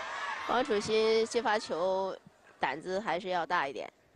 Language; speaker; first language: Chinese; native; Chinese